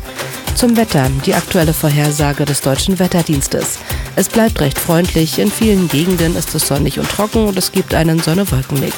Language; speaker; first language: German; native; German